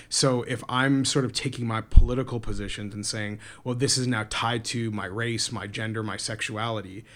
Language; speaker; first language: English; native; English